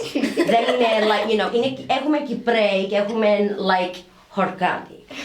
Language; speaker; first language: Greek; early bilingual, heritage; English